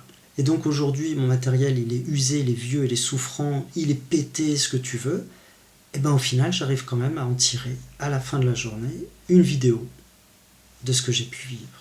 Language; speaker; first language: French; native; French